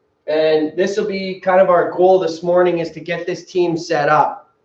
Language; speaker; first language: English; native; English